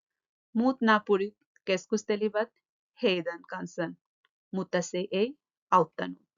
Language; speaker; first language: Finnish; non-native, learner; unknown